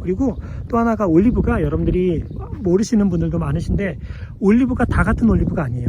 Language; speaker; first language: Korean; native; Korean